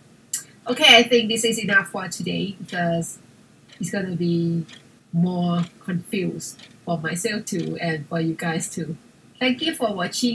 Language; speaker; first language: English; non-native, fluent; Thai